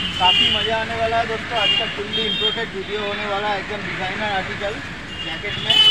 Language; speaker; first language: Hindi; non-native, local second language; Bangla